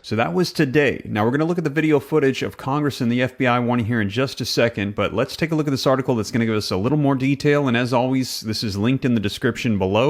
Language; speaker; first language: English; native; English